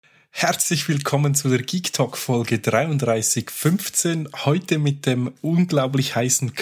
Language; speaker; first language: German; native; German